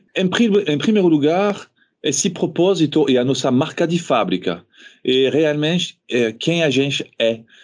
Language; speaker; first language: Portuguese; non-native, fluent; French